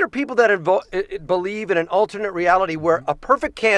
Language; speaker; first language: English; native; English